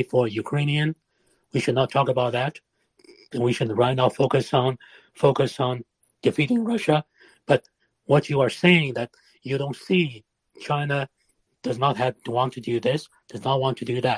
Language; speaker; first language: English; non-native, fluent; Wu Chinese